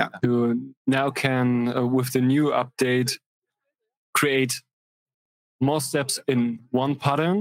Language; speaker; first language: English; non-native, fluent; German